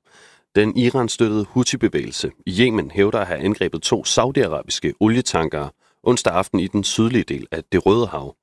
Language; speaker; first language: Danish; native; Danish